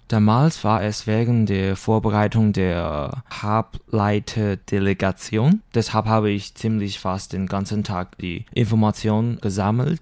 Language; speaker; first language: German; non-native, learner; Chinese